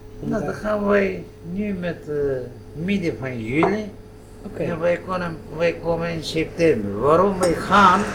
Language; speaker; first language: Dutch; non-native, learner; Greek